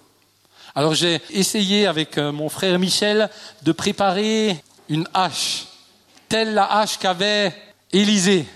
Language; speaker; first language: French; native; French